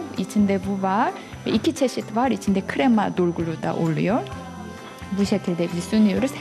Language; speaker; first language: Turkish; non-native, fluent; Korean